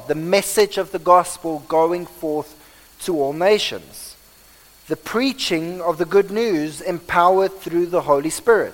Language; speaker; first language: English; non-native, local second language; Afrikaans